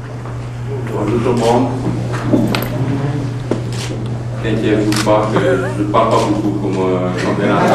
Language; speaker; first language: French; non-native, fluent; Romanian